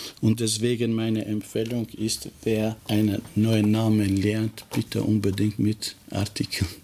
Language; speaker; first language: German; non-native, fluent; Albanian